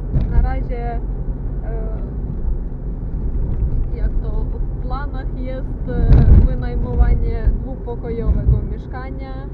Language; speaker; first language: Polish; non-native, fluent; Russian